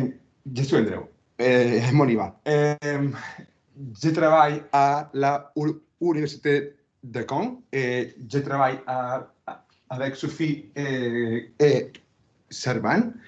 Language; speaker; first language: French; non-native, fluent; Spanish